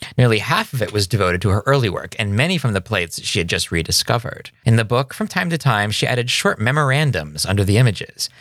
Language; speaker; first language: English; native; English